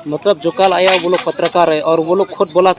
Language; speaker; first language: Hindi; non-native, local second language; Khasi